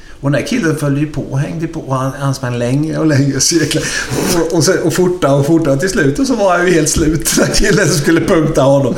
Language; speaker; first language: Swedish; native; Swedish